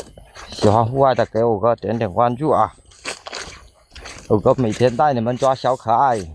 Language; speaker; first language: Chinese; native; Chinese